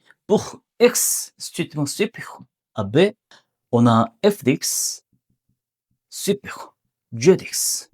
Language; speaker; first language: French; non-native, learner; Korean